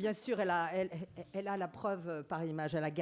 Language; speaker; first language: French; native; French